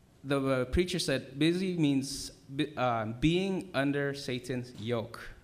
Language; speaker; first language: English; early bilingual, other home language; Vietnamese